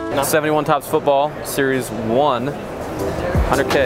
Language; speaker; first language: English; native; English